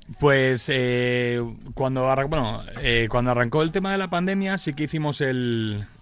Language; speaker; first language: Spanish; native; Spanish